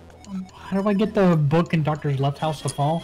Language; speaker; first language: English; native; English